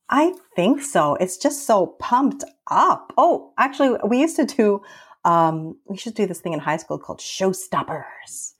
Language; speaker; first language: English; early bilingual, other home language; Filipino